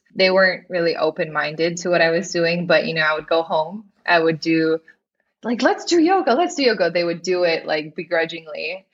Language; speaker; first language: English; native; English